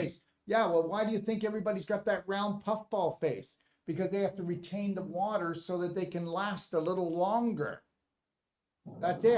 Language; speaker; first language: English; native; English